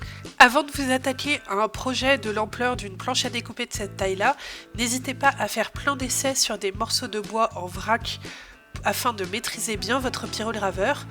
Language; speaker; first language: French; native; French